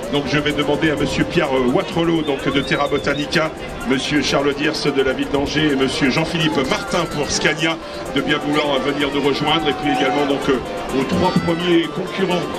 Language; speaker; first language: French; native; French